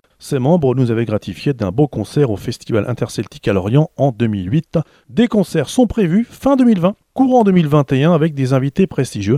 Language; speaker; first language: French; native; French